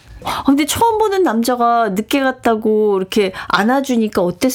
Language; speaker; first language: Korean; native; Korean